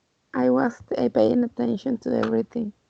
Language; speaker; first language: English; non-native, learner; Spanish